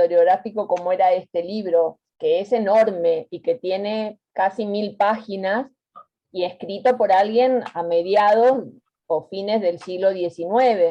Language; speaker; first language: Spanish; native; Spanish